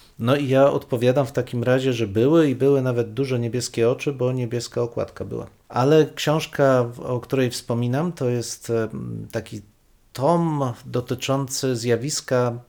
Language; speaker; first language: Polish; native; Polish